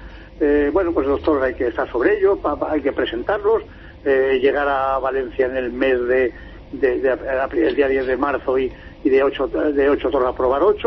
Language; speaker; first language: Spanish; native; Spanish